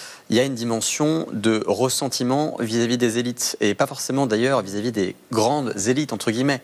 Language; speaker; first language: French; native; French